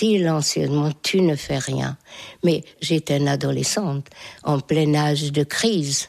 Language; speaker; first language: French; non-native, fluent; Hungarian